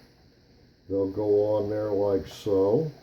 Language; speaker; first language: English; native; English